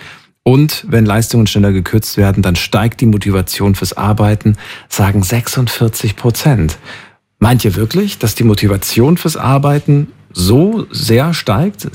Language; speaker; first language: German; native; German